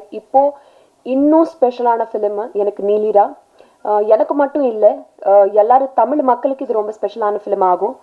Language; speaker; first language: Tamil; non-native, learner; Telugu